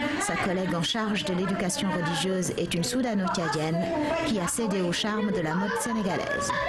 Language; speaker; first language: French; non-native, local second language; Wolof